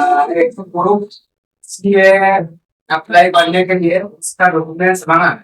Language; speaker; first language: Hindi; non-native, local second language; Bangla